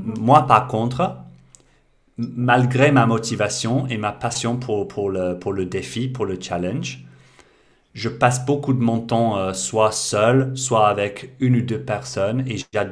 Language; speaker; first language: French; non-native, fluent; English